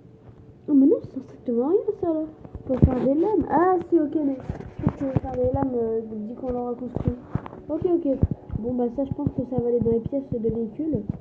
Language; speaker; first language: French; native; French